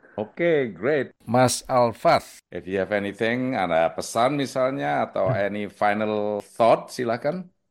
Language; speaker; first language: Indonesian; native; Indonesian